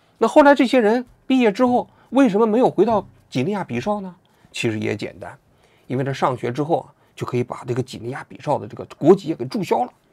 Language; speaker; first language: Chinese; native; Chinese